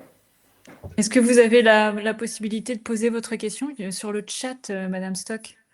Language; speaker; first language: French; native; French